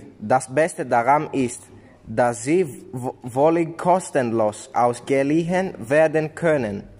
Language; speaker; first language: German; non-native, learner; Greek